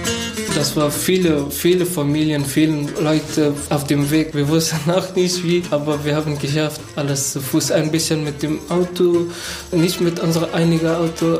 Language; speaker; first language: German; non-native, learner; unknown